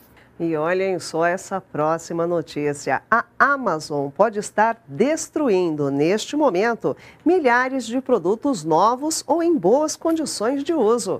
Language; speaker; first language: Portuguese; native; Portuguese